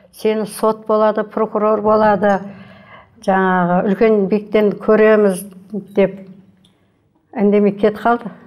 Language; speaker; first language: Kazakh; native; Kazakh